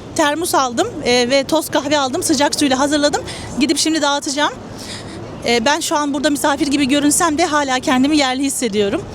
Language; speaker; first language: Turkish; non-native, fluent; Arabic